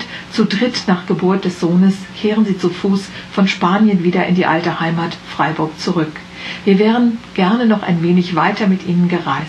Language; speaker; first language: German; native; German